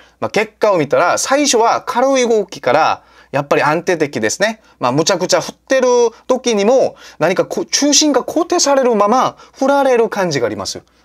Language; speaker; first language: Japanese; non-native, fluent; Korean